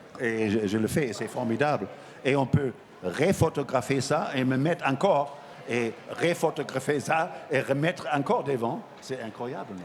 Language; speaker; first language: French; non-native, fluent; German